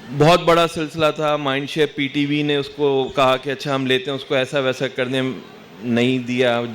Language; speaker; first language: Urdu; native; Urdu